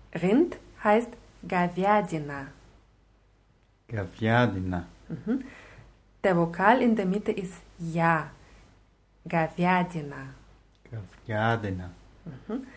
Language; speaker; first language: German; non-native, fluent; Russian